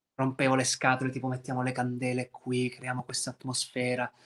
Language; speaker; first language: Italian; native; Italian